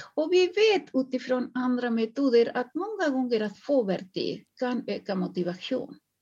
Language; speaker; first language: Swedish; non-native, fluent; Spanish